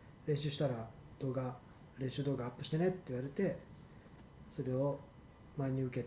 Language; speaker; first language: Japanese; native; Japanese